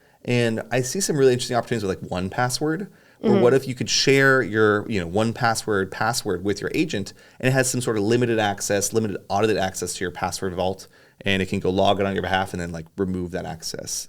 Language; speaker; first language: English; native; English